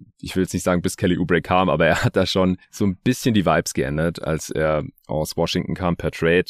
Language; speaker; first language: German; native; German